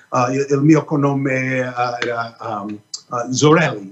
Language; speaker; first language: Italian; non-native, learner; English